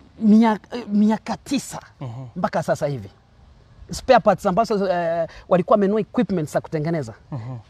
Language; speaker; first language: Swahili; non-native, local second language; Gusii